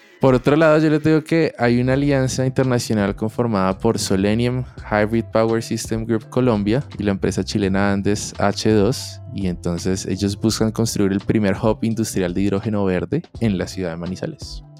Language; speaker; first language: Spanish; native; Spanish